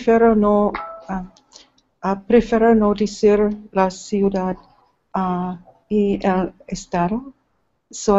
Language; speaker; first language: Spanish; non-native, learner; English